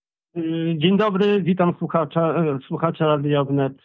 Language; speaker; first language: Polish; early bilingual, heritage; Polish